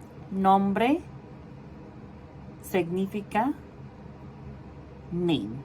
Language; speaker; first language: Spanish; non-native, fluent; Filipino